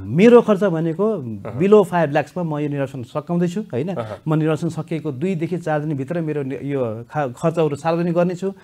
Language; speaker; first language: Nepali; native; Nepali